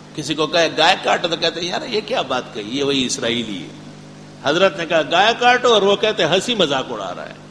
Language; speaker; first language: Urdu; non-native, local second language; Pashto